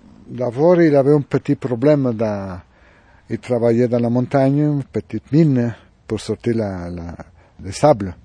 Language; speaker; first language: French; non-native, learner; Spanish